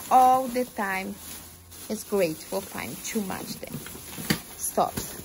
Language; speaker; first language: English; non-native, learner; Portuguese